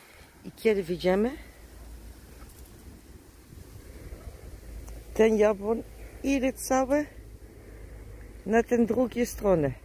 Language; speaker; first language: Polish; non-native, learner; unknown